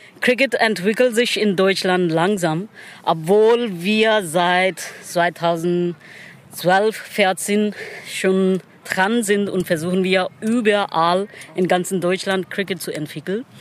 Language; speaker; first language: German; non-native, learner; Pashto